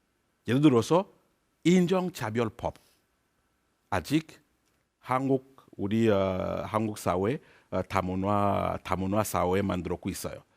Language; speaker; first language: Korean; non-native, learner; French